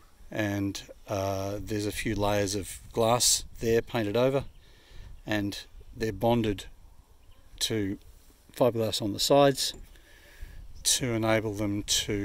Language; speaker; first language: English; native; English